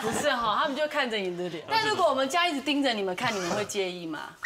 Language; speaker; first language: Chinese; native; Chinese